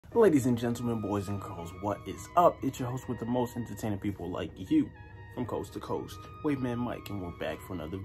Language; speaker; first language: English; native; English